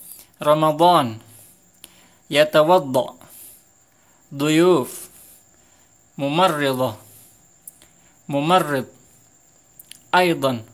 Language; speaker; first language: Arabic; non-native, fluent; Indonesian